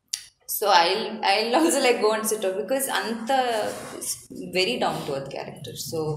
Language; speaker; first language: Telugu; non-native, learner; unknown